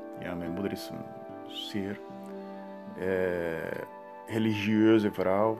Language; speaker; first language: Dutch; non-native, learner; Portuguese